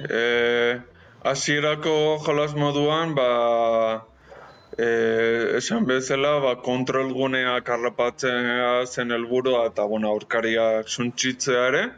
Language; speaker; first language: Basque; non-native, fluent; Spanish